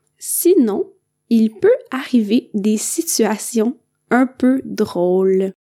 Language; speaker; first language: French; native; French